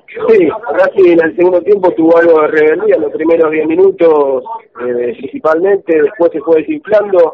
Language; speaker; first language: Spanish; native; Spanish